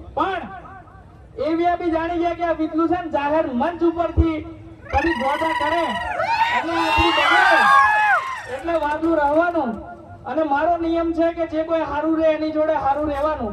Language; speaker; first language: Gujarati; non-native, local second language; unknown